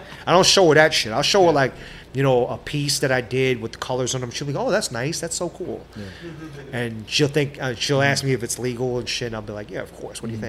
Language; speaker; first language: English; native; English